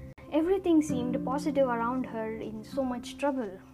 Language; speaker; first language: English; non-native, local second language; Tamil